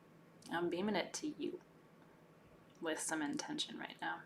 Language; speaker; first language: English; native; English